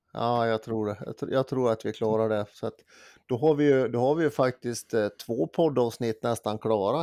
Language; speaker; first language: Swedish; native; Swedish